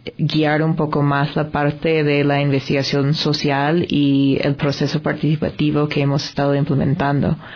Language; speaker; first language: Spanish; non-native, fluent; English